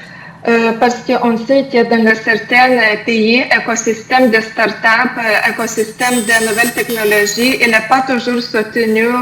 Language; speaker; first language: French; non-native, fluent; Lithuanian